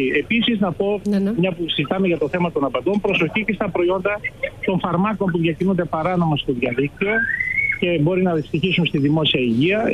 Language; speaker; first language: Greek; native; Greek